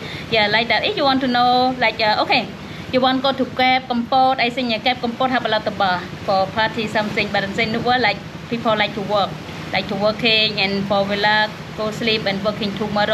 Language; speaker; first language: English; non-native, learner; Khmer